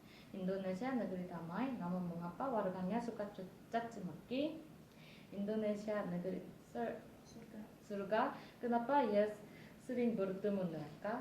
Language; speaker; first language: Indonesian; non-native, fluent; Korean